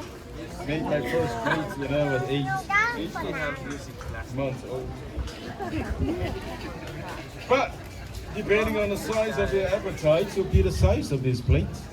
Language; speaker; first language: English; non-native, local second language; Samoan